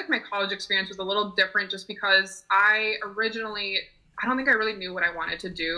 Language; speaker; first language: English; native; English